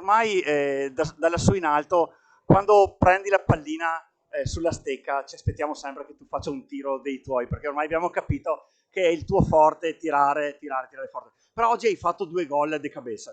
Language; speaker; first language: Italian; native; Italian